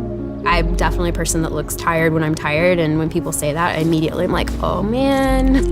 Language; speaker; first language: English; native; English